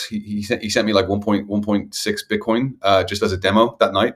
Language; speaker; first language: English; native; English